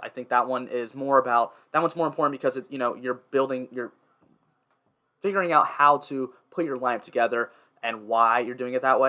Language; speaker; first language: English; native; English